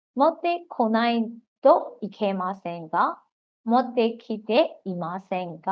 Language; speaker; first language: Japanese; non-native, fluent; Burmese